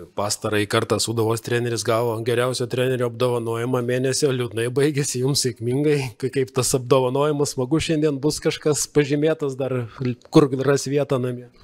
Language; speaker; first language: Lithuanian; native; Lithuanian